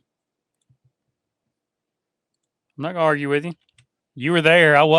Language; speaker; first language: English; native; English